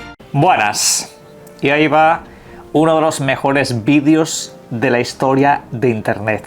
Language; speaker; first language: Spanish; native; Spanish